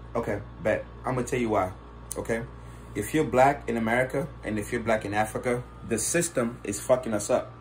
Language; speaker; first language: English; non-native, local second language; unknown